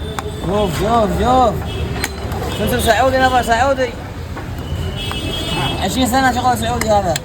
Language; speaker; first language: Arabic; non-native, learner; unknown